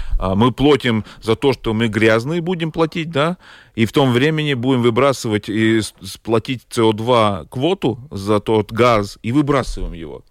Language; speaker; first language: Russian; non-native, local second language; Latvian